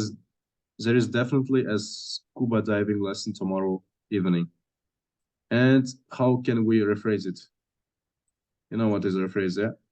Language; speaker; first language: English; non-native, fluent; Russian